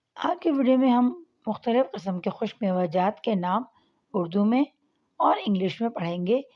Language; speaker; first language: Urdu; non-native, local second language; Pashto